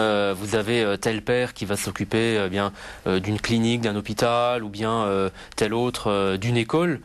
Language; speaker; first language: French; native; French